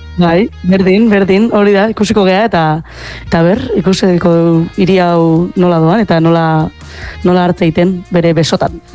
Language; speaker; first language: Basque; native; Basque